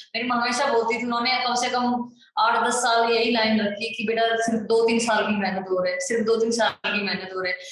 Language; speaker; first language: Hindi; native; Hindi